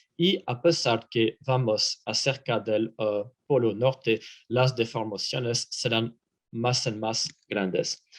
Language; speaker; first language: Spanish; non-native, fluent; French